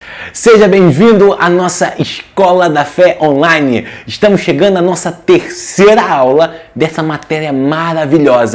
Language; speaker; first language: Portuguese; native; Portuguese